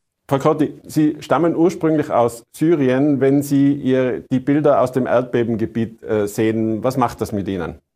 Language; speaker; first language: German; native; German